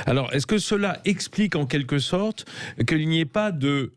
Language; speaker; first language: French; native; French